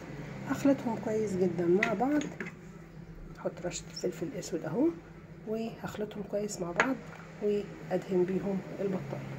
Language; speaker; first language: Arabic; native; Arabic